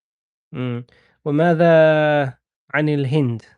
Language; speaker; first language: Arabic; non-native, fluent; English